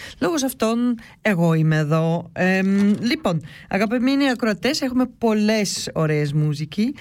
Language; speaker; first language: Greek; early bilingual, heritage; Greek